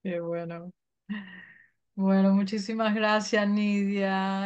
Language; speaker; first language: Spanish; early bilingual, heritage; Spanish